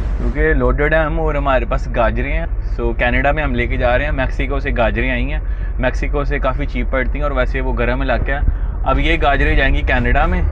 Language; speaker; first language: Urdu; non-native, local second language; Punjabi